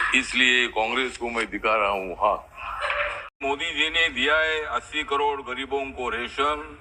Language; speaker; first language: Hindi; non-native, local second language; Marathi